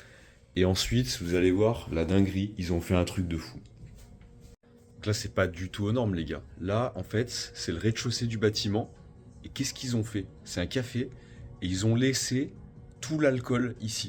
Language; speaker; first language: French; native; French